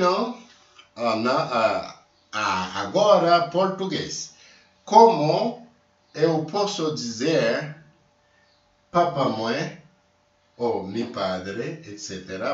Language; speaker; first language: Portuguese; non-native, learner; Haitian Creole